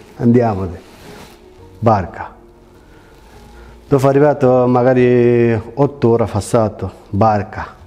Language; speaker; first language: Italian; non-native, learner; Bangla